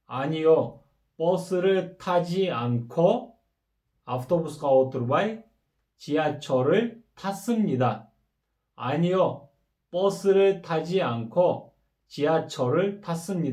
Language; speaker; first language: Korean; non-native, fluent; Kyrgyz